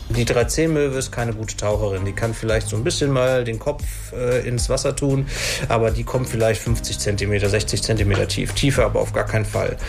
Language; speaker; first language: German; native; German